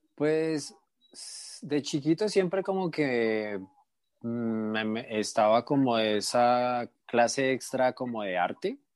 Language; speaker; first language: Spanish; native; Spanish